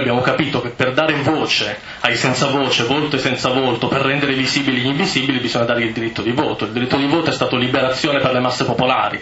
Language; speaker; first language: Italian; native; Italian